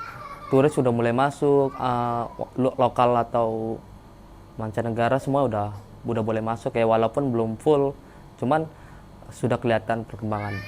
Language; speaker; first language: Indonesian; native; Indonesian